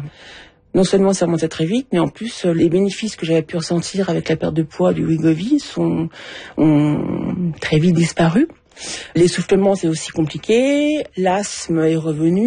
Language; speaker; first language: French; native; French